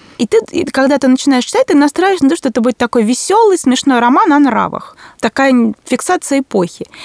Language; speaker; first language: Russian; native; Russian